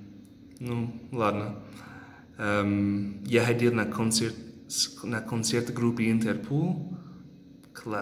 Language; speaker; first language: Russian; non-native, learner; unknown